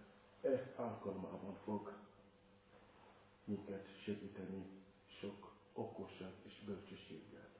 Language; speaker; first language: Hungarian; non-native, fluent; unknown